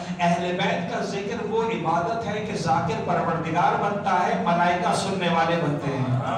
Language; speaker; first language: Urdu; native; Urdu